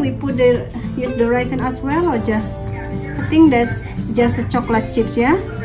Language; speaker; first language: English; non-native, fluent; Indonesian